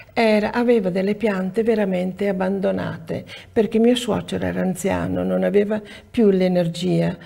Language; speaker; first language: Italian; native; Italian